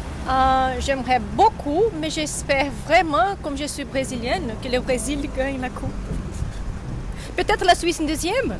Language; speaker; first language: French; non-native, fluent; Portuguese